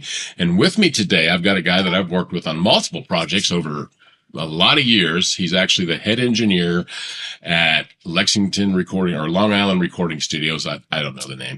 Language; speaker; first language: English; native; English